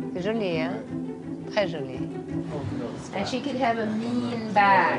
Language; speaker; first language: English; non-native, fluent; French